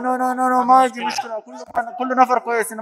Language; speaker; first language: Arabic; non-native, learner; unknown